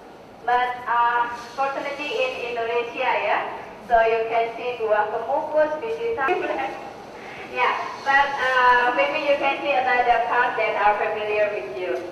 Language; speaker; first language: English; non-native, local second language; Indonesian